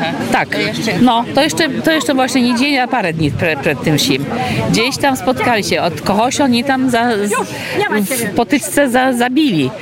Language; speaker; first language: Polish; non-native, local second language; Belarusian